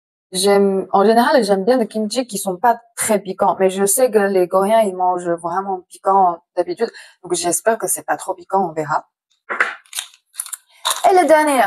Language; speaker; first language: French; non-native, fluent; Chinese